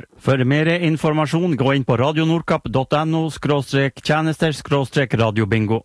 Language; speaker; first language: Norwegian; native; Norwegian